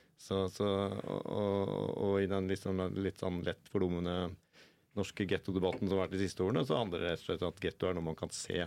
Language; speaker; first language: Norwegian; native; Norwegian